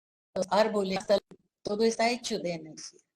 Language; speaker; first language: Spanish; non-native, fluent; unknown